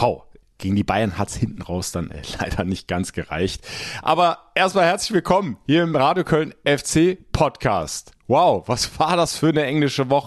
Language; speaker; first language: German; native; German